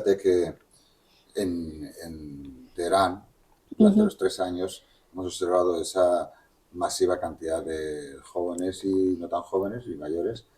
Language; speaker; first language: Spanish; native; Spanish